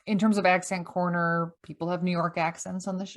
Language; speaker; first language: English; native; English